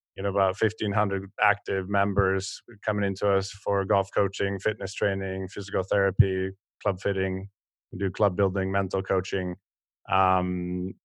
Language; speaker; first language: English; non-native, fluent; Swedish